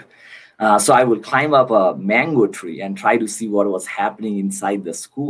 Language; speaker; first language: English; non-native, local second language; Bangla